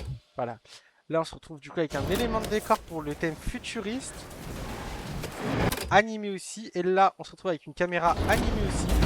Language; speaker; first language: French; native; French